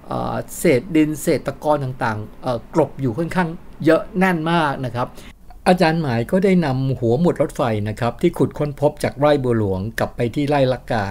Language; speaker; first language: Thai; native; Thai